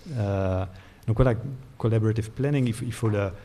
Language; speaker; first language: French; non-native, fluent; Dutch